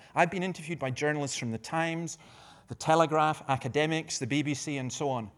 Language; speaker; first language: English; native; English